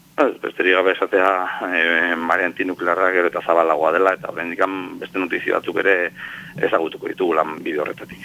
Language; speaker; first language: Basque; native; Basque